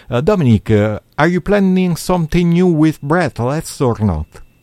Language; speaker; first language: English; non-native, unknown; Italian